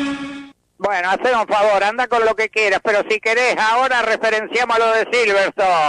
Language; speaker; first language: Spanish; native; Spanish